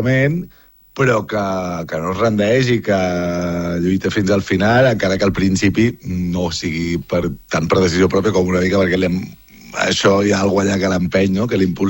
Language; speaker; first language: Catalan; native; Catalan